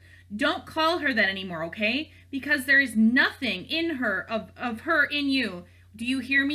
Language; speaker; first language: English; native; English